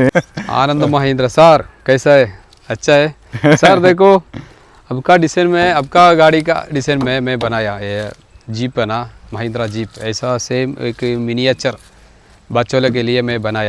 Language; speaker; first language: Hindi; non-native, local second language; Malayalam